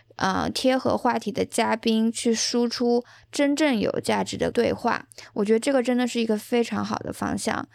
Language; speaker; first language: Chinese; native; Chinese